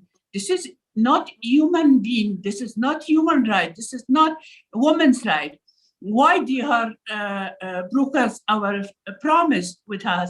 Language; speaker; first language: English; non-native, learner; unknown